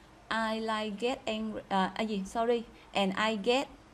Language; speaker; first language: English; non-native, fluent; Vietnamese